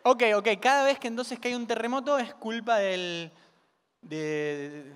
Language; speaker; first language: Spanish; native; Spanish